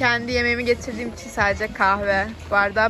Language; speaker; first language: Turkish; native; Turkish